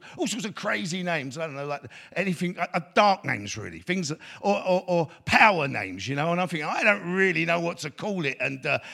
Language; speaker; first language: English; native; English